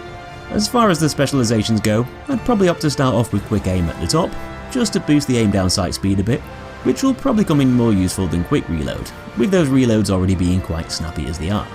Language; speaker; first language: English; native; English